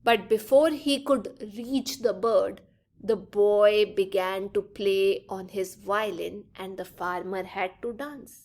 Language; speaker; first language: English; non-native, local second language; Punjabi